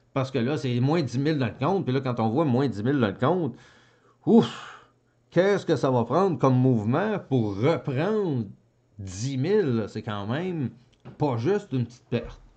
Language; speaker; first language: French; native; French